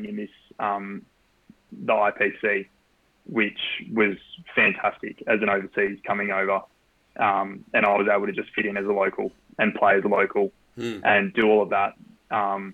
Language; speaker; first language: English; native; English